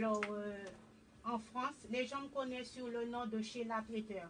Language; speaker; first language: French; native; French